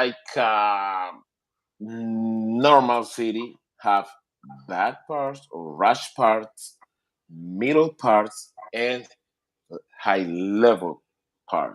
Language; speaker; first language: English; non-native, learner; Spanish